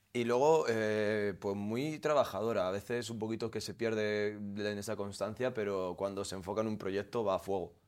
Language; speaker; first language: Spanish; native; Spanish